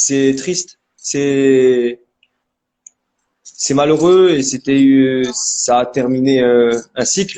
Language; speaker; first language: French; native; French